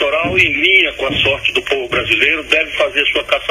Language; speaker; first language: Portuguese; native; Portuguese